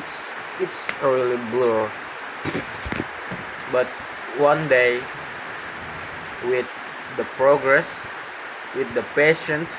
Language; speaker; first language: English; non-native, learner; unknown